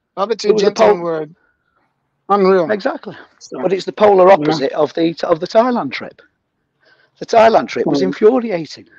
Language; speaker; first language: English; native; English